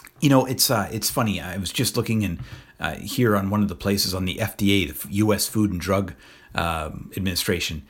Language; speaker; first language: English; native; English